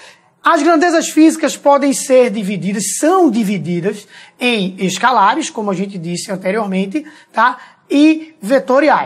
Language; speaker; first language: Portuguese; native; Portuguese